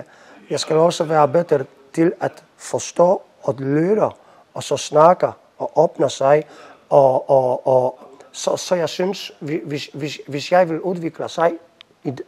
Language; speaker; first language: Danish; non-native, fluent; Polish